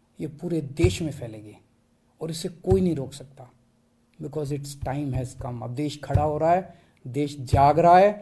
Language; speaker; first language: Hindi; native; Hindi